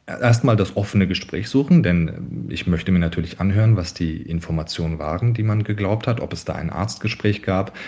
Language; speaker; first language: German; early bilingual, other home language; Turkish